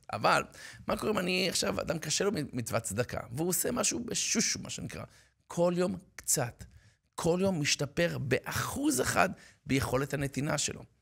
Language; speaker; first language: Hebrew; native; Hebrew